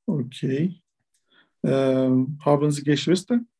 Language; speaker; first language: German; non-native, learner; Turkish